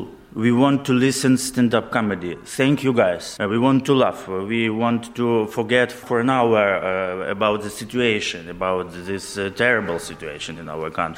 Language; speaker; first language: English; non-native, learner; Ukrainian